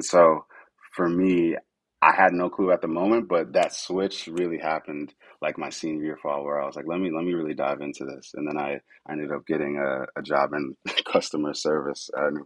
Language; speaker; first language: English; native; English